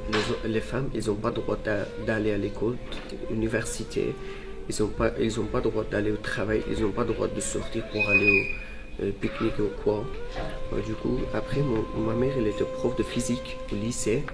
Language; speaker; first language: French; non-native, learner; Persian